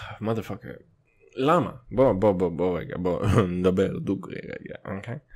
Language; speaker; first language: Hebrew; early bilingual, other home language; Russian